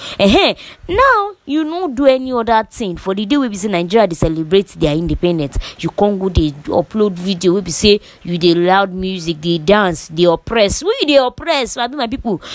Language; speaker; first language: Nigerian Pidgin; native; Nigerian Pidgin